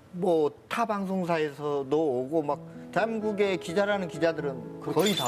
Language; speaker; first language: Korean; native; Korean